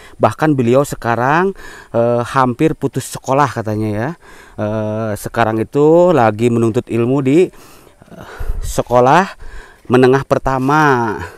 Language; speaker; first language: Indonesian; non-native, local second language; Sundanese